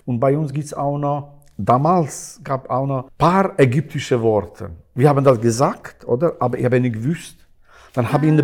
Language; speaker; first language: German; non-native, learner; Albanian